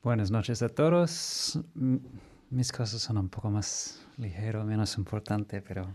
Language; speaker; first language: Spanish; non-native, fluent; English